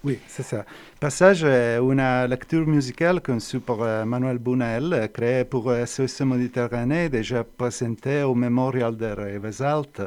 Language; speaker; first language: French; non-native, fluent; Italian